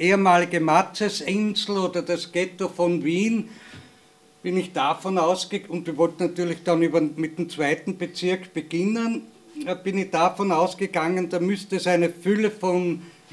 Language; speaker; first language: German; native; German